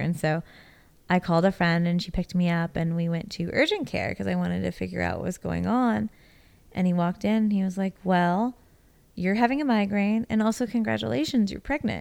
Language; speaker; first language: English; native; English